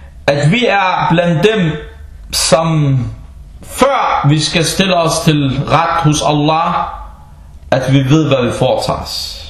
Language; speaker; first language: Danish; early bilingual, other home language; Arabic